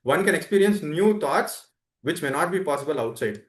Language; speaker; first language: English; non-native, local second language; Telugu